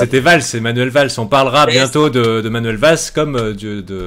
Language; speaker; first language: French; native; French